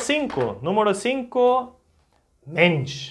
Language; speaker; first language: Spanish; non-native, fluent; German